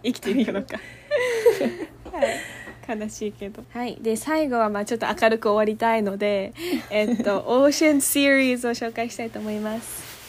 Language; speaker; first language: Japanese; native; Japanese